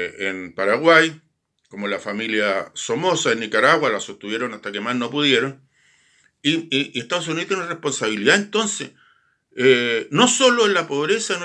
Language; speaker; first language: Spanish; native; Spanish